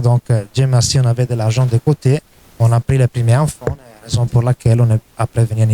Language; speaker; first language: French; non-native, learner; Italian